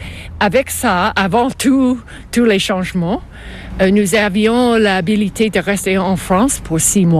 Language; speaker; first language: French; non-native, fluent; English